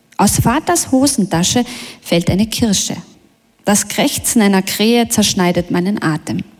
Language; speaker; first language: German; early bilingual, other home language; Bosnian